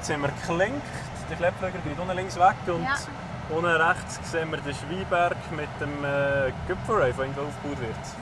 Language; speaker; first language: German; native; German